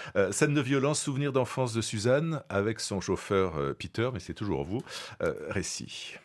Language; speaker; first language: French; native; French